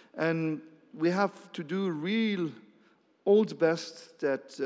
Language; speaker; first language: English; non-native, fluent; Luxembourgish